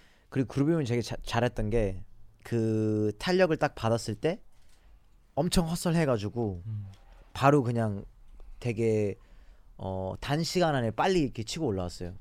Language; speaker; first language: Korean; early bilingual, other home language; English